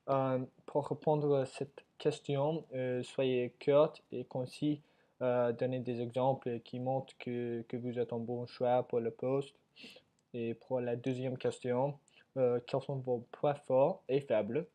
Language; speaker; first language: French; non-native, learner; English